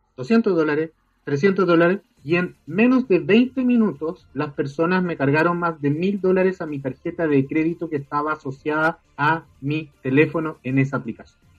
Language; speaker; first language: Spanish; native; Spanish